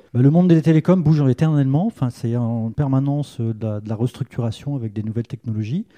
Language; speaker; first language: French; native; French